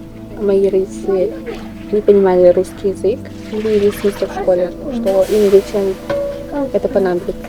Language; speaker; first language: Russian; non-native, local second language; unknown